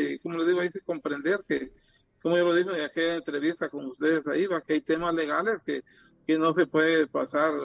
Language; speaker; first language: Spanish; native; Spanish